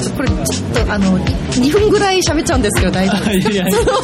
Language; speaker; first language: Japanese; non-native, fluent; Korean